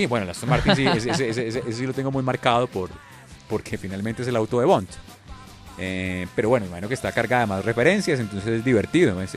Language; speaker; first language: Spanish; native; Spanish